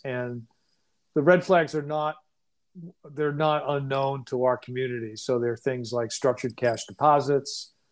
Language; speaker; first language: English; native; English